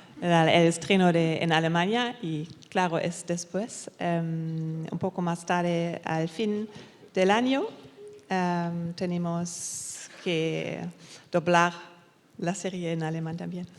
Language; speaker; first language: Spanish; non-native, learner; German